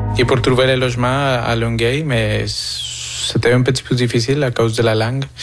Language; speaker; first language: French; non-native, fluent; Spanish